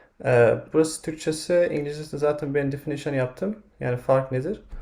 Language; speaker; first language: Turkish; non-native, fluent; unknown